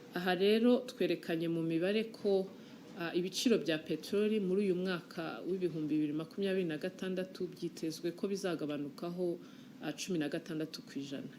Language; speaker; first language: Kinyarwanda; native; Kinyarwanda